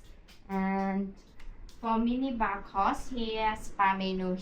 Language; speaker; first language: English; non-native, learner; Thai